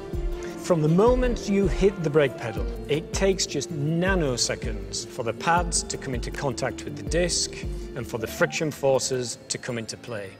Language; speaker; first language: English; native; English